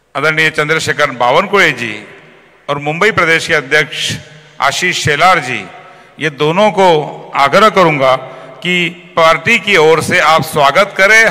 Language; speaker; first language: Hindi; non-native, local second language; Marathi